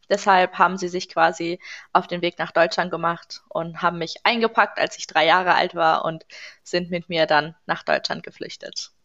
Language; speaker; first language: German; early bilingual, other home language; Persian